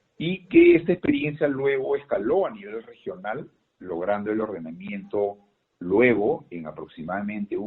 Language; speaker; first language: Spanish; native; Spanish